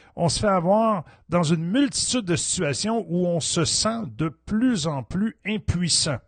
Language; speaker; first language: French; native; French